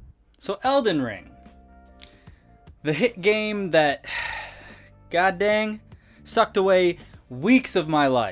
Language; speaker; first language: English; native; English